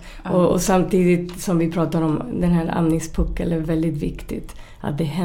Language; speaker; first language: Swedish; non-native, fluent; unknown